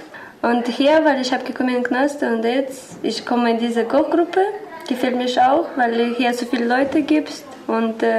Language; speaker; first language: German; non-native, learner; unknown